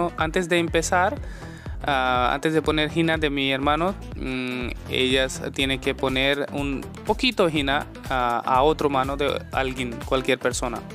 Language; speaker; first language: Spanish; non-native, learner; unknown